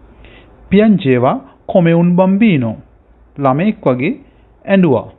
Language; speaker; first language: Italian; non-native, fluent; Sinhala